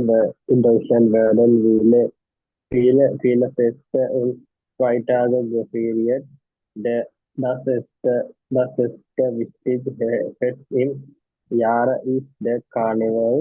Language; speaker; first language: German; non-native, learner; Sinhala